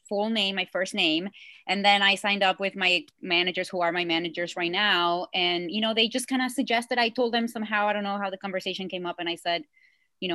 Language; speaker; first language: English; non-native, fluent; Spanish